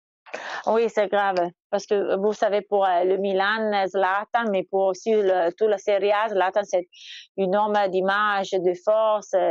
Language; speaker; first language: French; non-native, fluent; Italian